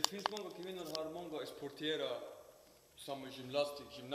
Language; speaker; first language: Swedish; non-native, learner; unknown